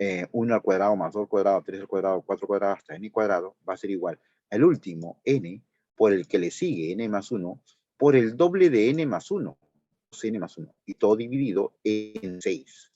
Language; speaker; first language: Spanish; native; Spanish